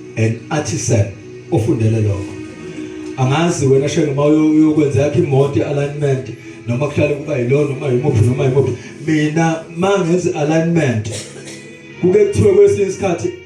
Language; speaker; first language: Zulu; native; Zulu